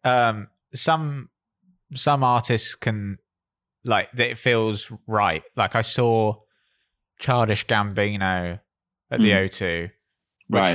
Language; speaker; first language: English; native; English